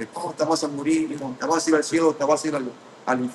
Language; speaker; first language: Spanish; early bilingual, heritage; Spanish